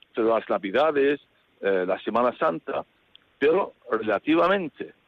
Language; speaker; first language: Spanish; non-native, fluent; Arabic